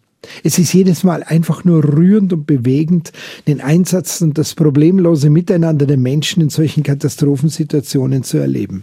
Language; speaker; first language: German; native; German